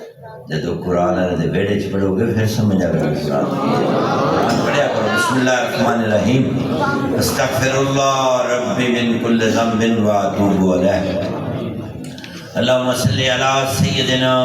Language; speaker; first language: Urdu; non-native, local second language; Punjabi